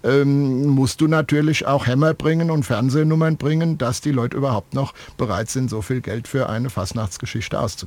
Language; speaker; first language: German; native; German